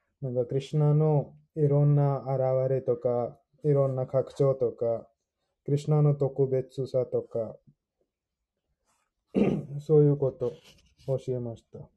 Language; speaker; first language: Japanese; non-native, fluent; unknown